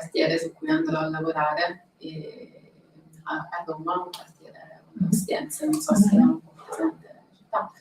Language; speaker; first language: Italian; native; Italian